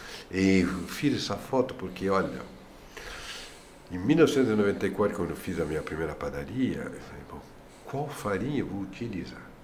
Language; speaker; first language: Portuguese; non-native, fluent; French